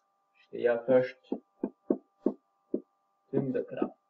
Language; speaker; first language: Norwegian; non-native, fluent; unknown